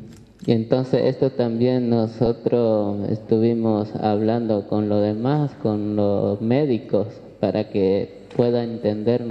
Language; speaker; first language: Spanish; non-native, local second language; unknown